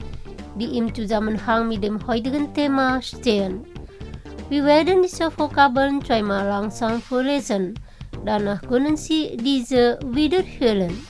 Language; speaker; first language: German; non-native, fluent; Indonesian